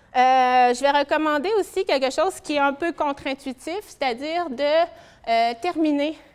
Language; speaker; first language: French; native; French